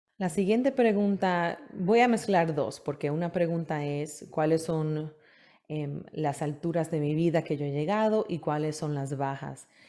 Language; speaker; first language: Spanish; early bilingual, heritage; Spanish